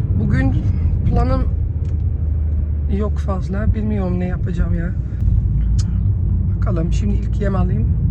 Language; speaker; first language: Turkish; early bilingual, heritage; Turkish